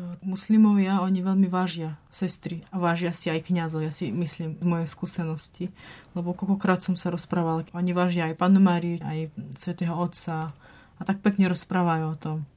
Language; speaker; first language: Slovak; non-native, fluent; Russian